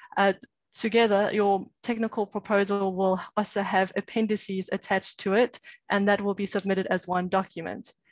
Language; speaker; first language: English; native; English